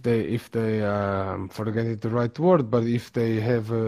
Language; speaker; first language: English; non-native, fluent; Portuguese